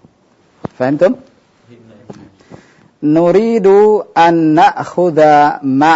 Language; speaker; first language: Arabic; non-native, fluent; Indonesian